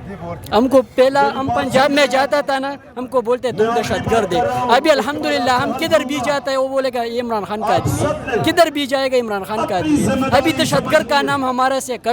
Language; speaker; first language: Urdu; non-native, local second language; Pashto